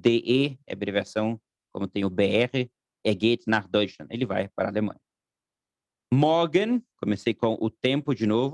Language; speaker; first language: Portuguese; non-native, fluent; German